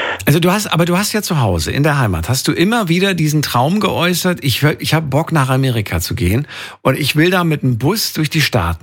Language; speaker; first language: German; native; German